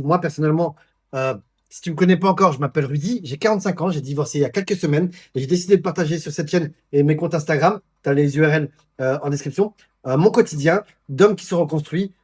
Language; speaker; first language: French; native; French